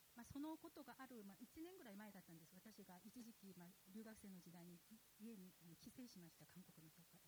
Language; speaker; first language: Japanese; non-native, fluent; Korean